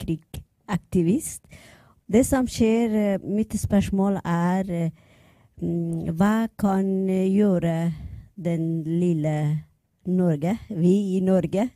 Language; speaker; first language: Norwegian; non-native, learner; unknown